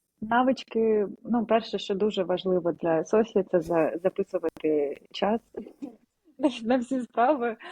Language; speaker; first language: Ukrainian; non-native, local second language; Russian